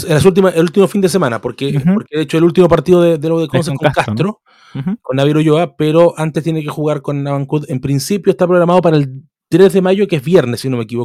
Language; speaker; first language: Spanish; native; Spanish